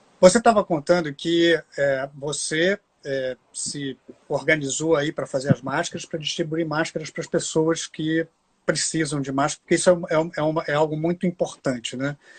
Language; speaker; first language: Portuguese; native; Portuguese